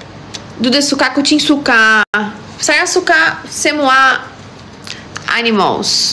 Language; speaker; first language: Indonesian; non-native, learner; Portuguese